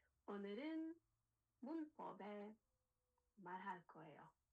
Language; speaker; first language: Korean; non-native, learner; English